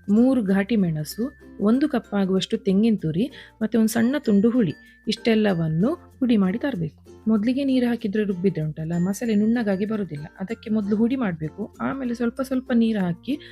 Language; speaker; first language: Kannada; non-native, local second language; Konkani